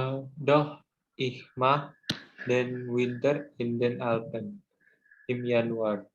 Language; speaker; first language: German; non-native, learner; Indonesian